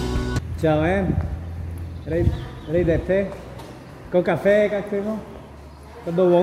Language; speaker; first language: Vietnamese; non-native, fluent; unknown